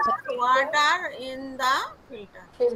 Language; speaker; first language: English; non-native, learner; Bangla